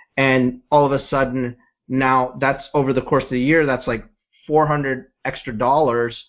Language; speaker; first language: English; native; English